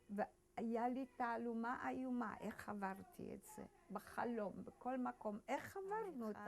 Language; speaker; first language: Hebrew; early bilingual, other home language; Polish